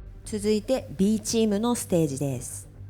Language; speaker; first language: Japanese; native; Japanese